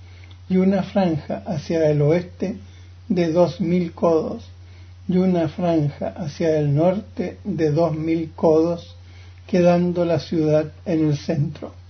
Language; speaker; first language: Spanish; native; Spanish